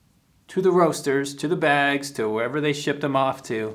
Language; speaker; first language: English; native; English